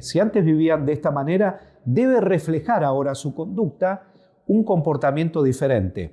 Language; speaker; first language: Spanish; native; Spanish